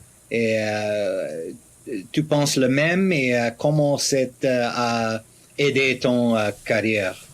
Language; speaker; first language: French; non-native, learner; English